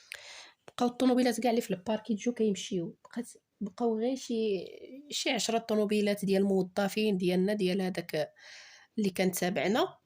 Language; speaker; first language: Arabic; native; Arabic